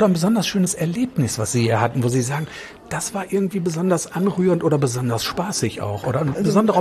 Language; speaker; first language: German; native; German